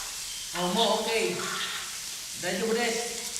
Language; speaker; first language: Japanese; non-native, fluent; Filipino